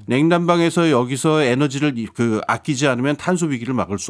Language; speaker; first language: Korean; native; Korean